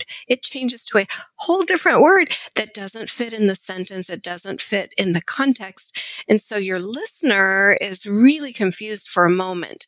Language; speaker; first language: English; native; English